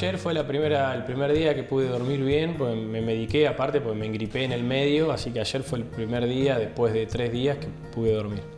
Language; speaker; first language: Spanish; native; Spanish